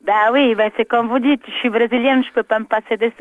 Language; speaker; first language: French; non-native, fluent; Portuguese